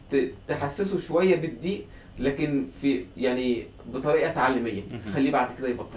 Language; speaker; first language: Arabic; native; Arabic